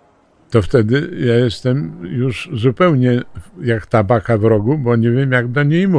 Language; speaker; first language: Polish; native; Polish